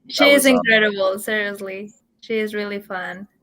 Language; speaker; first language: English; non-native, learner; Spanish